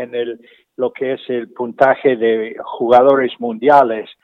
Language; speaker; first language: Spanish; native; Spanish